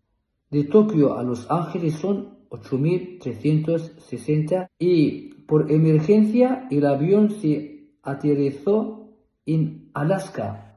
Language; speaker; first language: Spanish; non-native, fluent; Arabic